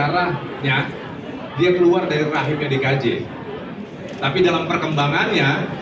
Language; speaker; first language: Indonesian; native; Indonesian